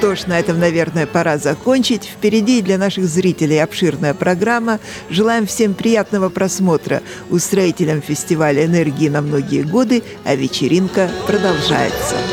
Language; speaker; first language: Russian; native; Russian